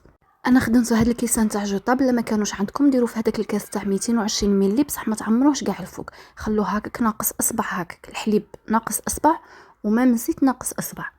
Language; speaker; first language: Arabic; native; Arabic